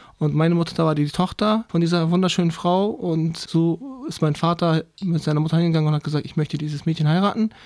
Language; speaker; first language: German; early bilingual, other home language; Turkish